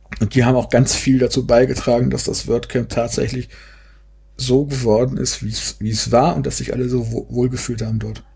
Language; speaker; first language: German; native; German